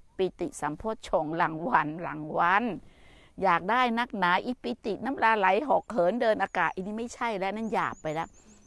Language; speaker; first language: Thai; native; Thai